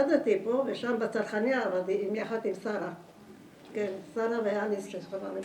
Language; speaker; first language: Hebrew; non-native, fluent; Spanish